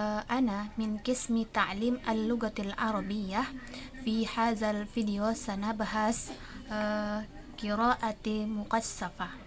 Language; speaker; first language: Arabic; non-native, learner; Indonesian